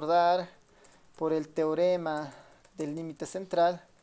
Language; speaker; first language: Spanish; native; Spanish